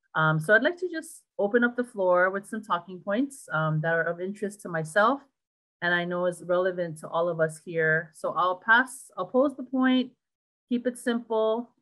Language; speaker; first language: English; native; English